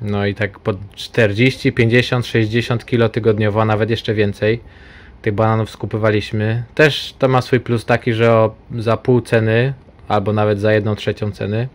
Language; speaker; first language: Polish; native; Polish